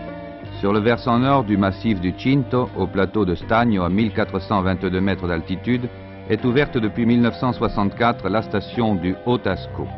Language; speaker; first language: French; native; French